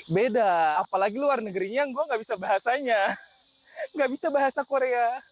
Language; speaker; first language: Indonesian; native; Indonesian